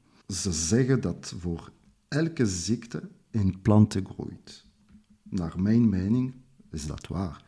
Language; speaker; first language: Dutch; non-native, local second language; French